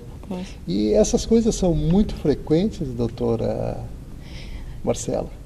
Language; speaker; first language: Portuguese; native; Portuguese